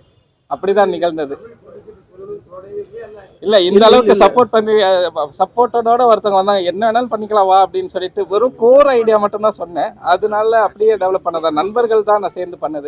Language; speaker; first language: Tamil; native; Tamil